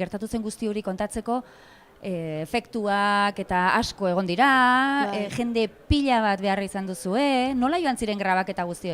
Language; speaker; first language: Basque; native; Basque